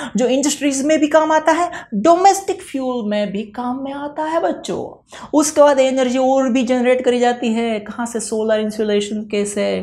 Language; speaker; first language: Hindi; non-native, local second language; Gujarati